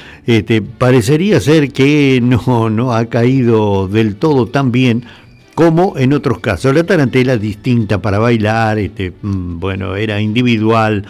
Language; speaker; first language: Spanish; native; Spanish